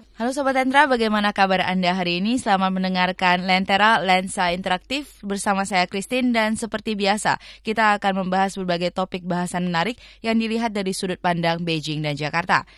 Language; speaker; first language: Indonesian; native; Indonesian